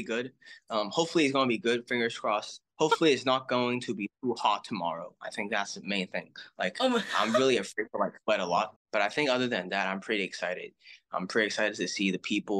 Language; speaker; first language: English; non-native, local second language; Cantonese